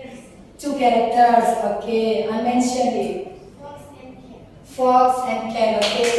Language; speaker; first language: English; non-native, learner; Indonesian